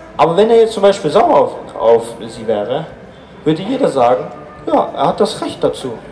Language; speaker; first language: German; native; German